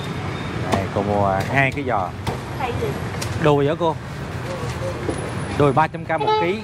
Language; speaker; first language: Vietnamese; native; Vietnamese